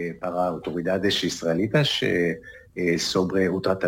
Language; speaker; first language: Portuguese; non-native, learner; Hebrew